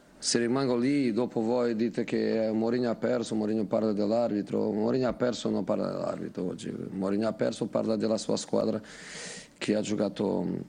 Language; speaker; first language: Italian; non-native, fluent; Portuguese